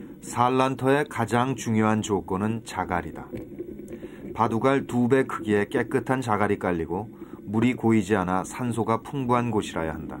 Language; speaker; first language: Korean; native; Korean